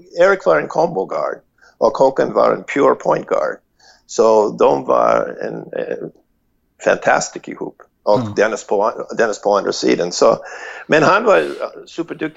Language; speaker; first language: Swedish; non-native, fluent; English